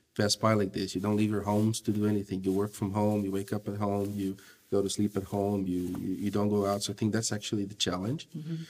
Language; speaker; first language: English; non-native, fluent; Portuguese